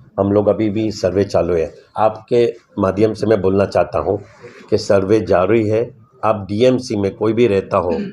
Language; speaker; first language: Hindi; non-native, local second language; Gujarati